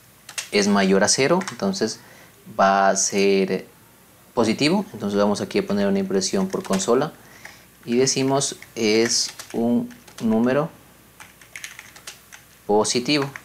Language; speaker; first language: Spanish; native; Spanish